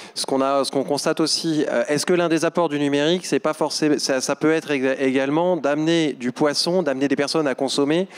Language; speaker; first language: French; native; French